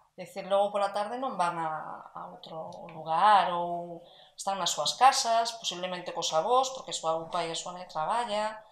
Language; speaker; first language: Galician; native; Galician